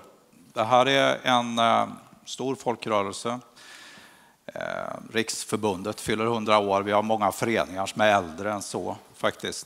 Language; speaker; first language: Swedish; native; Swedish